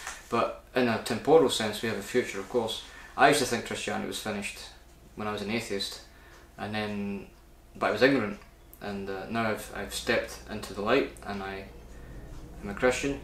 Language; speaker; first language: English; native; English